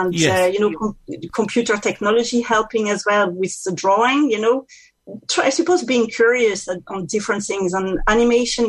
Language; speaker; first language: English; non-native, fluent; French